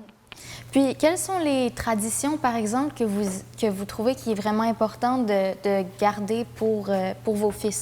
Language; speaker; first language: French; native; French